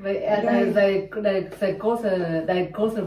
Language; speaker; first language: German; non-native, local second language; Vietnamese